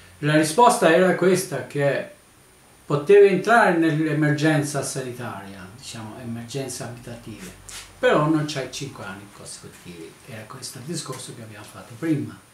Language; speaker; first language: Italian; non-native, learner; Albanian